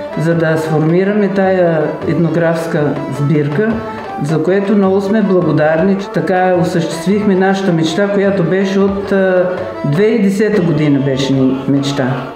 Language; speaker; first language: Bulgarian; native; Bulgarian